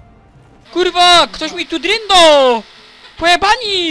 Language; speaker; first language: Polish; native; Polish